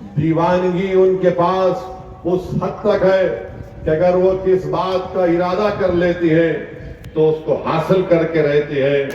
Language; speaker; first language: Urdu; native; Urdu